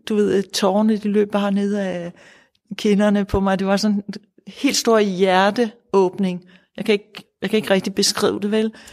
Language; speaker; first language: Danish; native; Danish